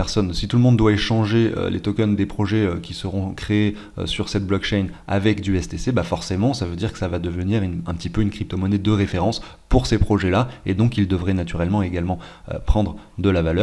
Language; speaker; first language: French; native; French